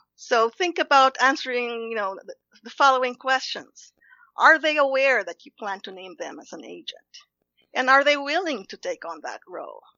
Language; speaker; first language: English; non-native, local second language; Filipino